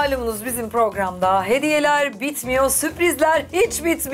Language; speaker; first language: Turkish; native; Turkish